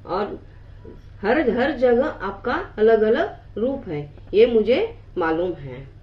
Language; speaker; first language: Hindi; non-native, local second language; Marathi